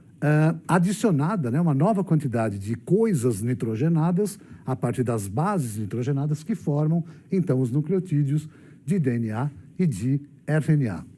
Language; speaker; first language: Portuguese; native; Portuguese